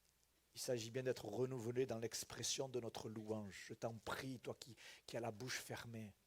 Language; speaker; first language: French; native; French